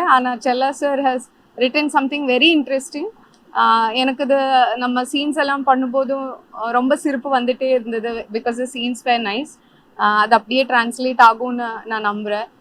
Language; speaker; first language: Tamil; non-native, fluent; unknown